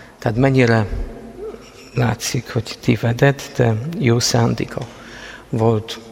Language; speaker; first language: Hungarian; non-native, fluent; Polish